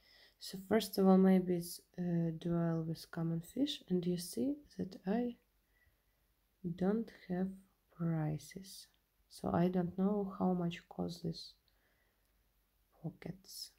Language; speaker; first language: English; non-native, learner; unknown